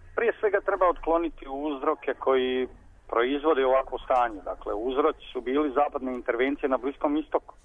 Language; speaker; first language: Bosnian; native; Bosnian